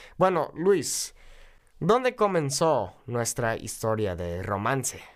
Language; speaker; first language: Spanish; non-native, fluent; English